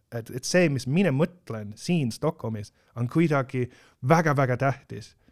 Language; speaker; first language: Estonian; non-native, fluent; English